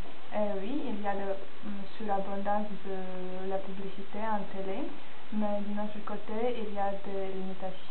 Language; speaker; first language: French; non-native, fluent; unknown